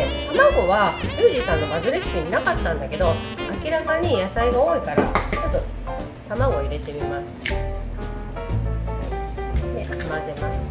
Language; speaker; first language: Japanese; native; Japanese